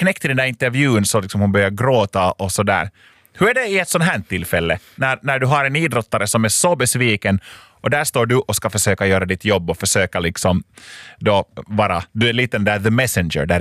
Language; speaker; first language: Swedish; native; Swedish